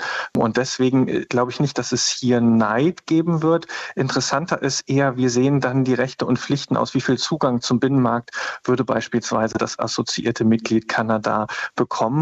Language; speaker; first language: German; native; German